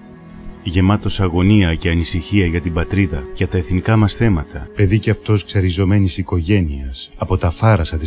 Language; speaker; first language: Greek; native; Greek